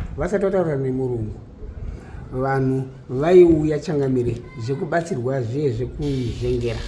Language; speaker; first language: Shona; early bilingual, other home language; Nyanja